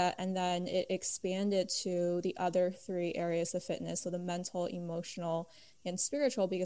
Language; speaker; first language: English; early bilingual, other home language; Chinese